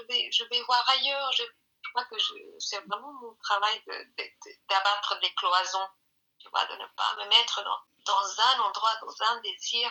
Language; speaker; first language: French; non-native, fluent; Spanish